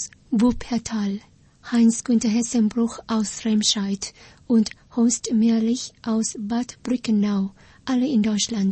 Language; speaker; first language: German; non-native, fluent; Vietnamese